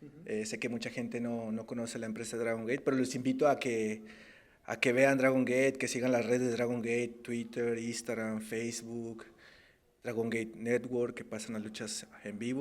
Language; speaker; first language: Spanish; native; Spanish